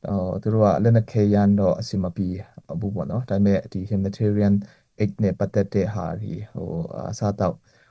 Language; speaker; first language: Burmese; non-native, local second language; Hakha Chin